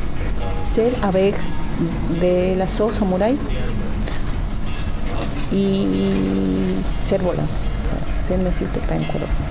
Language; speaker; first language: French; non-native, learner; Spanish